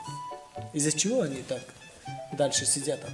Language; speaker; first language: Russian; non-native, local second language; Tajik